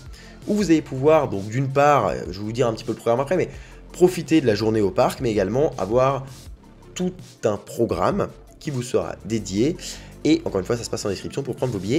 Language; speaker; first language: French; native; French